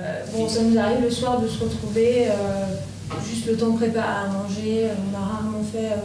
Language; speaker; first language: French; native; French